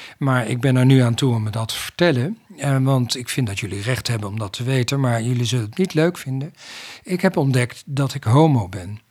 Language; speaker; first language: Dutch; native; Dutch